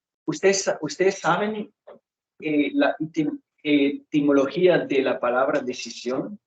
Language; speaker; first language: Spanish; non-native, fluent; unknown